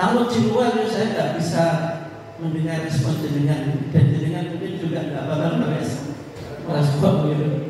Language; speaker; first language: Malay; non-native, local second language; Javanese